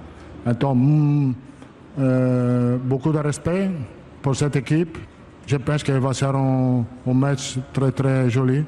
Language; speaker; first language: French; non-native, learner; Italian